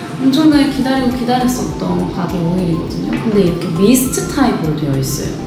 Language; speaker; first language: Korean; native; Korean